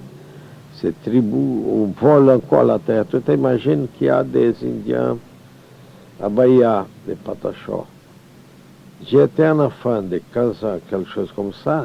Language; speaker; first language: French; non-native, fluent; Portuguese